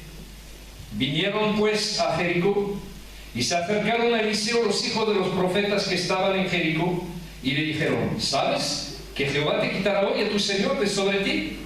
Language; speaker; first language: Spanish; early bilingual, heritage; French